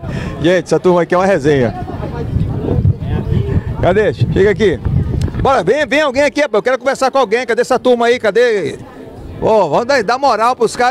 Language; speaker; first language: Portuguese; native; Portuguese